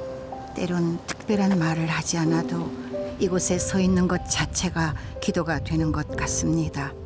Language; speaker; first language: Korean; native; Korean